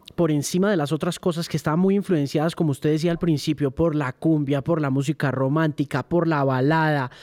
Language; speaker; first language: Spanish; native; Spanish